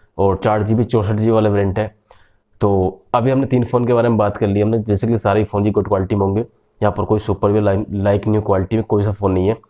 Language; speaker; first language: Hindi; native; Hindi